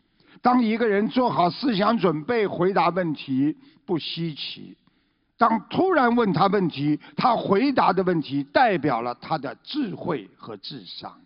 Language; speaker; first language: Chinese; native; Chinese